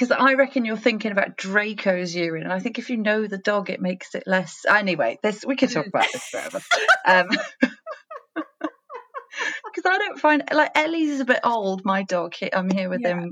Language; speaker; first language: English; native; English